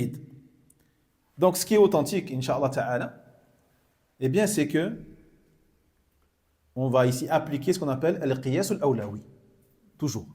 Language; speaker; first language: French; native; French